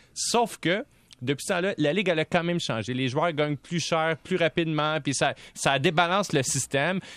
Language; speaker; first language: French; native; French